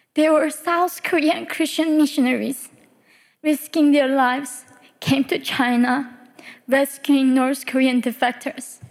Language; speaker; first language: English; early bilingual, other home language; Korean